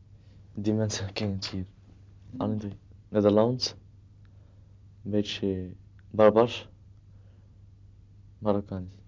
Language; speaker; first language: Dutch; non-native, learner; Arabic